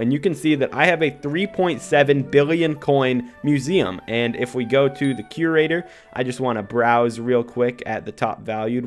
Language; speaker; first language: English; native; English